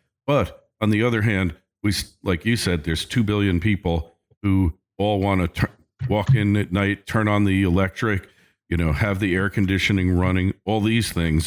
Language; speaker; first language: English; native; English